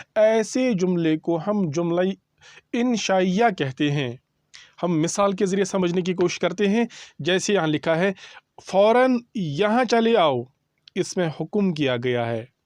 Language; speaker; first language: Urdu; non-native, local second language; Kashmiri